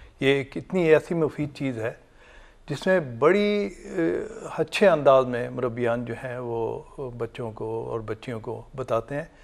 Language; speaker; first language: Urdu; native; Urdu